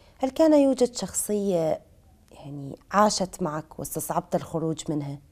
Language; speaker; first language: Arabic; native; Arabic